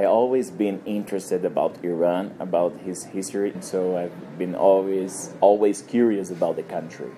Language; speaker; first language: English; non-native, fluent; Portuguese